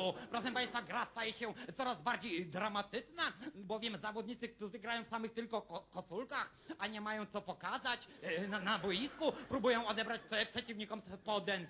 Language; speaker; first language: Polish; native; Polish